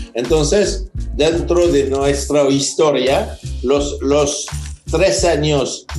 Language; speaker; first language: Spanish; non-native, fluent; French